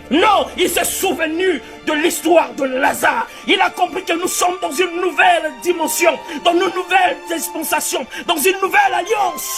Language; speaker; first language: French; non-native, local second language; Lingala